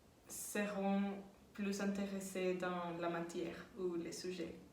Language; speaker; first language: French; non-native, learner; Spanish